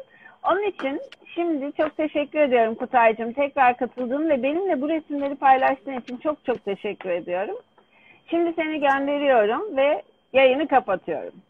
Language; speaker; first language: Turkish; native; Turkish